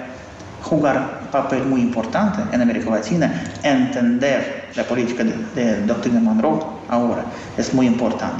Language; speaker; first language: Spanish; non-native, fluent; Russian